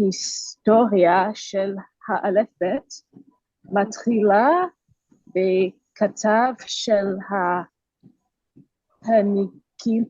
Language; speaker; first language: Hebrew; non-native, learner; English